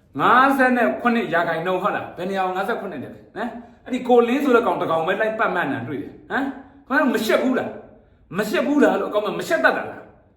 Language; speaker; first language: Burmese; native; Burmese